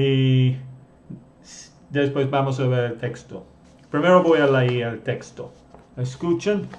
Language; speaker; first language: Spanish; non-native, fluent; English